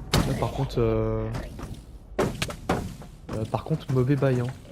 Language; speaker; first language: French; native; French